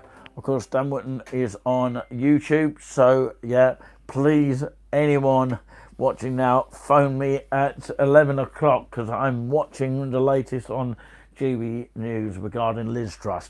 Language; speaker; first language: English; native; English